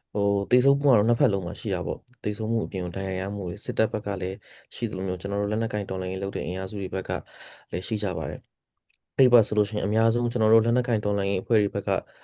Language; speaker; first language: Burmese; non-native, local second language; S'gaw Karen